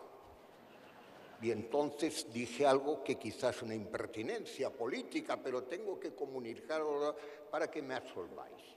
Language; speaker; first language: Spanish; native; Spanish